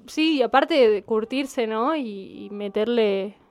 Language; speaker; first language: Spanish; native; Spanish